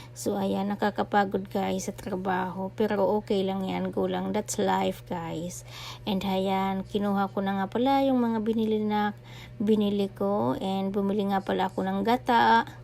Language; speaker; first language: Filipino; non-native, local second language; Bikol